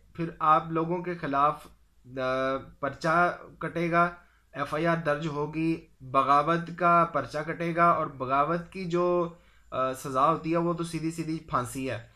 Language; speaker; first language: Urdu; non-native, local second language; Punjabi